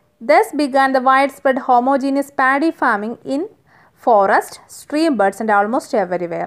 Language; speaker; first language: English; non-native, local second language; Malayalam